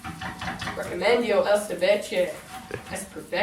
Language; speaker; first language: Spanish; non-native, learner; English